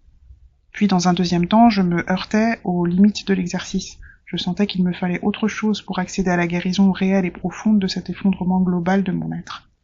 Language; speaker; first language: French; native; French